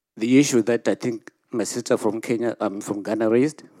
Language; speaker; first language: English; non-native, local second language; Shona